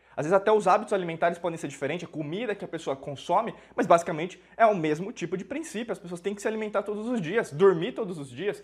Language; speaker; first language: Portuguese; native; Portuguese